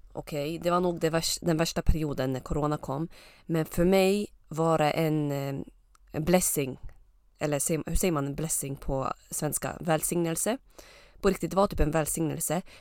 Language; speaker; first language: Swedish; early bilingual, other home language; Arabic